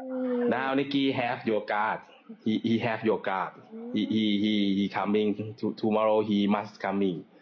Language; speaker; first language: English; non-native, learner; Thai